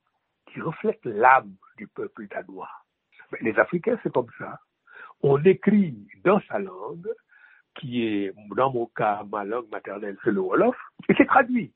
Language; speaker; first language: French; non-native, local second language; Wolof